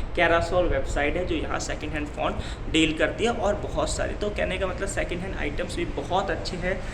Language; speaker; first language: Hindi; native; Hindi